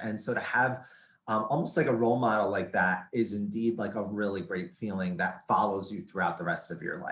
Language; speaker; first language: English; native; English